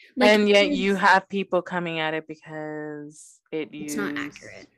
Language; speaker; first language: English; early bilingual, other home language; Spanish